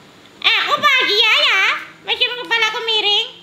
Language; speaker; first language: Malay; non-native, local second language; Javanese